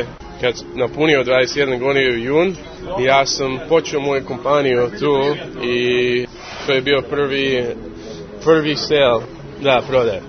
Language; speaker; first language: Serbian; early bilingual, heritage; English